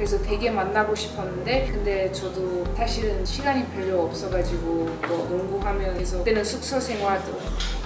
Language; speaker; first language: Korean; non-native, fluent; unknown